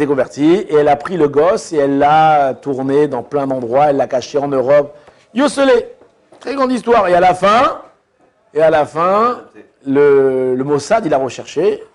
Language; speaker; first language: French; native; French